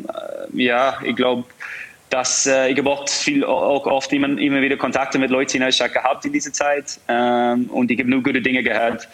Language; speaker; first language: German; non-native, fluent; English